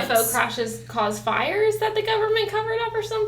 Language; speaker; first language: English; native; English